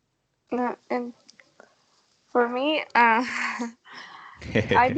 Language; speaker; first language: English; non-native, learner; Spanish